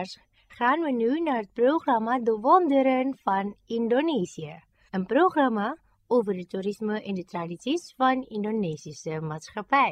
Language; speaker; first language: Dutch; non-native, fluent; Indonesian